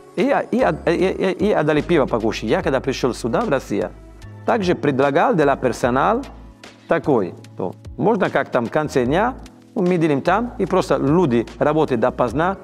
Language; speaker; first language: Russian; non-native, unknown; Italian